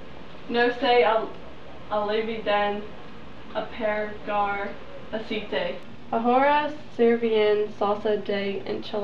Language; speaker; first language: Spanish; non-native, learner; English